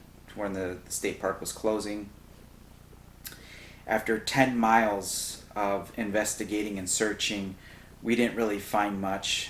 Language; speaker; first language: English; native; English